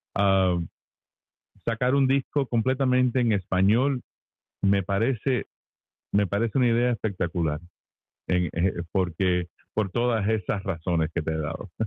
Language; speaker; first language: Spanish; early bilingual, heritage; Spanish